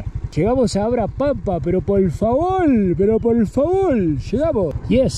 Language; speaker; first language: Spanish; native; Spanish